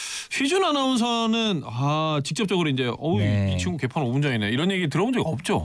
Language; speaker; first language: Korean; native; Korean